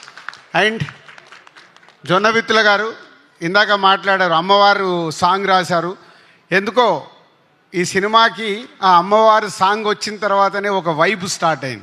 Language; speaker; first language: Telugu; native; Telugu